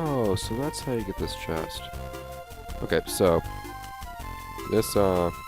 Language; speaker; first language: English; native; English